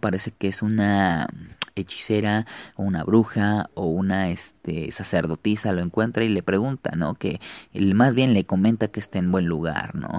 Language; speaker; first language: Spanish; native; Spanish